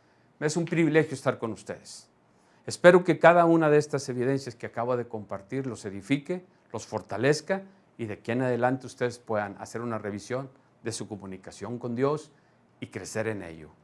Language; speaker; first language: Spanish; native; Spanish